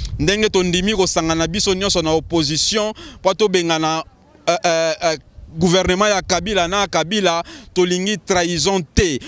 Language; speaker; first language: Lingala; native; Lingala